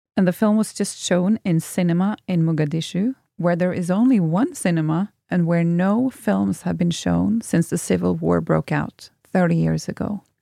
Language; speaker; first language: English; non-native, fluent; Norwegian